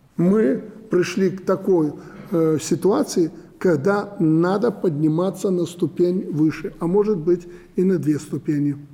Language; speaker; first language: Russian; native; Russian